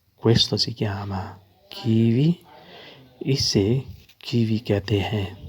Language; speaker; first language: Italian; non-native, learner; Urdu